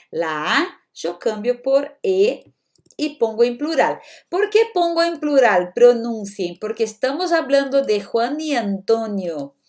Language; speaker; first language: Spanish; non-native, fluent; Portuguese